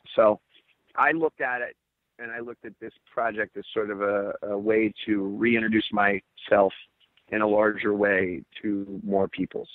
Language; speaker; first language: English; native; English